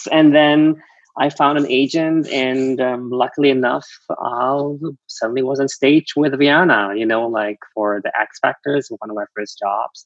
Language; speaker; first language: English; non-native, fluent; Vietnamese